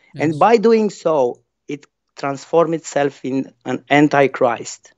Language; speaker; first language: English; non-native, fluent; Romanian